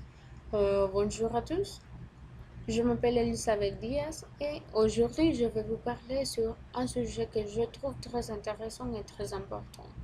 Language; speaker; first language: French; non-native, learner; Spanish